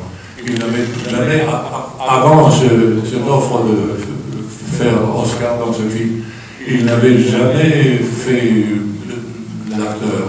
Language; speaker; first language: French; non-native, fluent; Swedish